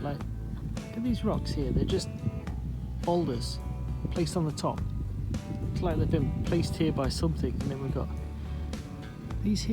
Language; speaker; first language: English; native; English